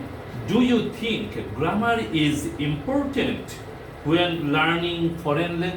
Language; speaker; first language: English; non-native, fluent; Bangla